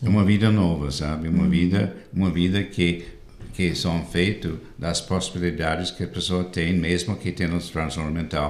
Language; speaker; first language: Portuguese; non-native, fluent; English